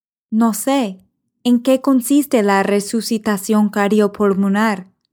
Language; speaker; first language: Spanish; non-native, fluent; English